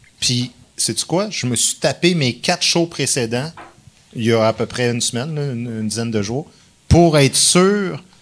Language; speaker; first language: French; native; French